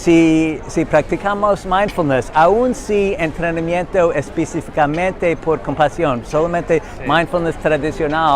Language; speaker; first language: Spanish; non-native, learner; English